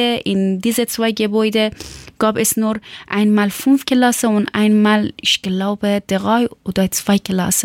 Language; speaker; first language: German; non-native, learner; Persian